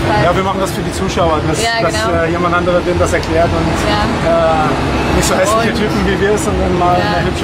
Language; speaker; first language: German; native; German